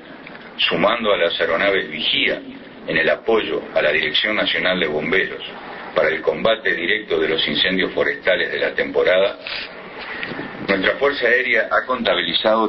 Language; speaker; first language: Spanish; native; Spanish